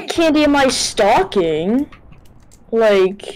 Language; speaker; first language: English; native; English